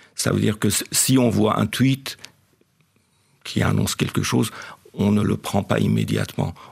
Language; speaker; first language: French; non-native, fluent; Persian